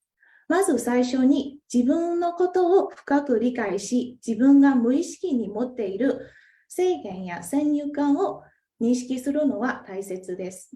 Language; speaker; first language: Japanese; non-native, fluent; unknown